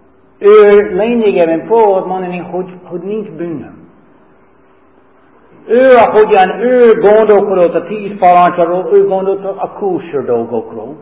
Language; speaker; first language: Hungarian; non-native, fluent; English